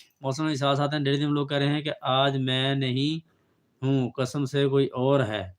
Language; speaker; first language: Urdu; non-native, local second language; Punjabi